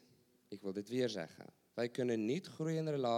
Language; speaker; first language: Dutch; non-native, learner; English